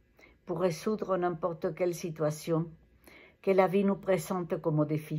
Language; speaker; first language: French; non-native, fluent; Spanish